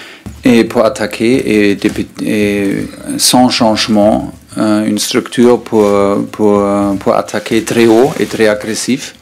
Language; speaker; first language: French; non-native, learner; German